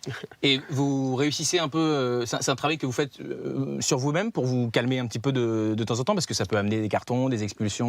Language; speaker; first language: French; native; French